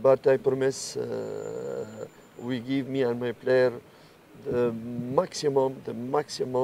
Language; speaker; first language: English; non-native, learner; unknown